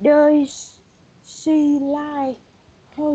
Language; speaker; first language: English; non-native, learner; Vietnamese